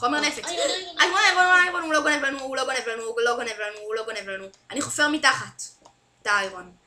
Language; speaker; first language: Hebrew; native; Hebrew